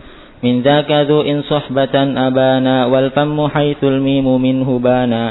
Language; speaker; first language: Arabic; non-native, learner; Indonesian